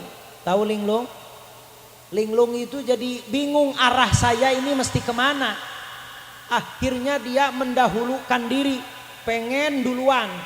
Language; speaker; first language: Indonesian; native; Indonesian